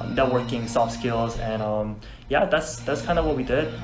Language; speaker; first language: English; non-native, fluent; Korean